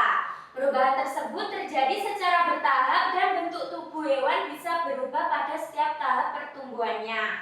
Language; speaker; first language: Indonesian; native; Indonesian